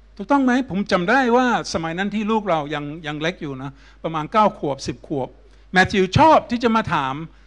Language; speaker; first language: Thai; non-native, fluent; English